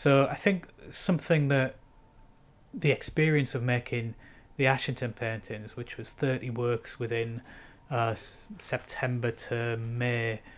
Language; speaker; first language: English; native; English